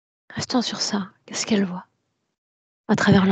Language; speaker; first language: French; native; French